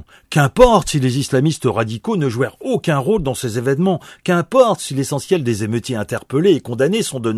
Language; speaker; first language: French; native; French